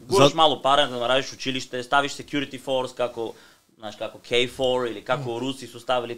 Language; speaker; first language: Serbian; non-native, learner; Bulgarian